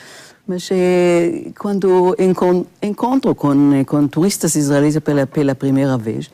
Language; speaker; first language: Portuguese; non-native, fluent; Hebrew